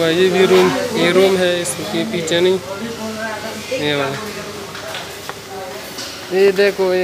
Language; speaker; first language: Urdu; non-native, local second language; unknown